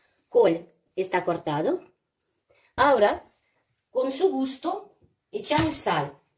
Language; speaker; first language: Spanish; non-native, learner; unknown